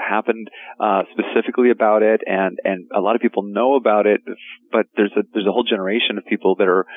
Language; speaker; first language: English; native; English